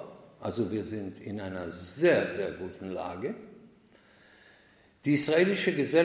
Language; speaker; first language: German; non-native, fluent; Hebrew